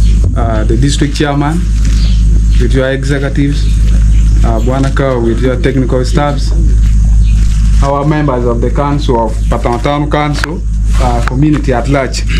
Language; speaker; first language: English; non-native, local second language; Acoli